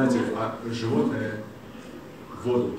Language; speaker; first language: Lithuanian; non-native, learner; Russian